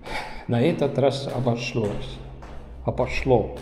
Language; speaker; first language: Russian; non-native, learner; Estonian